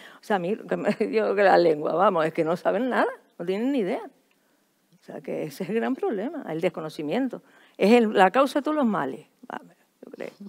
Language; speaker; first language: Spanish; native; Spanish